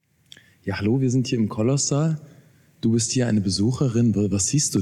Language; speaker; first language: German; native; German